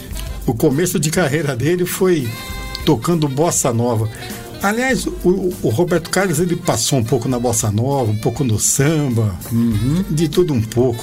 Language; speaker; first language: Portuguese; native; Portuguese